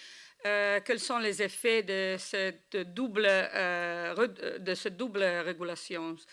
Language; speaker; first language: French; non-native, learner; Italian